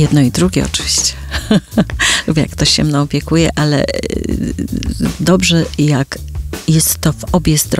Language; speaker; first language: Polish; native; Polish